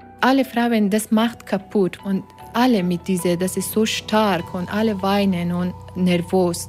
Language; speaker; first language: German; non-native, learner; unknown